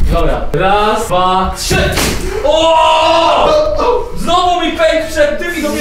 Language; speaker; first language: Polish; native; Polish